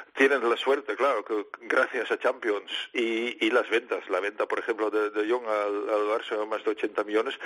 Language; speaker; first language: Spanish; non-native, fluent; Dutch